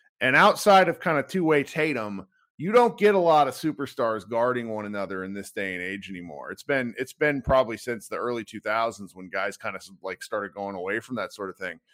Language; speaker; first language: English; native; English